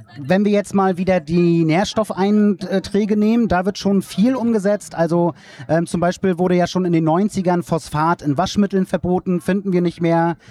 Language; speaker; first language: German; native; German